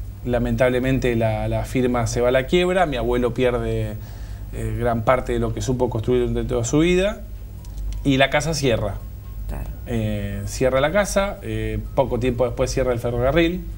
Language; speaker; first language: Spanish; native; Spanish